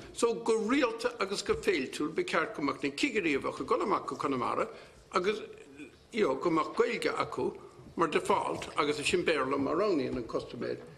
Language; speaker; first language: Irish; native; Irish